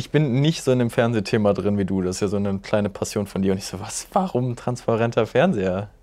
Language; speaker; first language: German; native; German